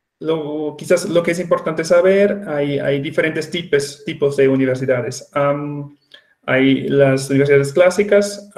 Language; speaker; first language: Spanish; non-native, fluent; Swiss German